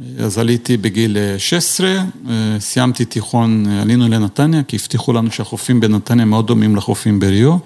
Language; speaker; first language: Hebrew; non-native, fluent; Portuguese